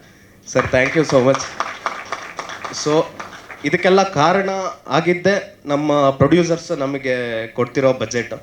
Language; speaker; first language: Kannada; native; Kannada